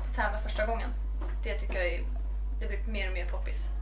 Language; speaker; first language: Swedish; non-native, fluent; Icelandic